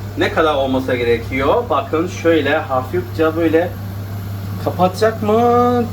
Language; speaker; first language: Turkish; non-native, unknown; Chinese